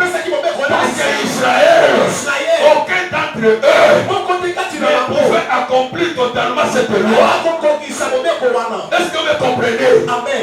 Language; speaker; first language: French; non-native, local second language; Lingala